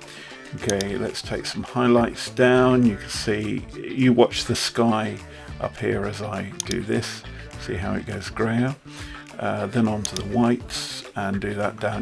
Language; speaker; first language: English; native; English